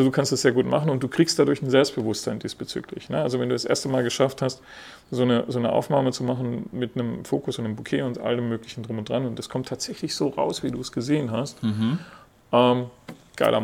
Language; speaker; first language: German; native; German